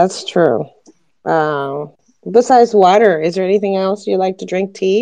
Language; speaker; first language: English; non-native, fluent; Spanish